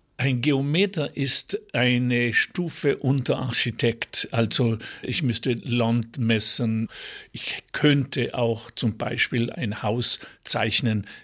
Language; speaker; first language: German; non-native, local second language; Ladin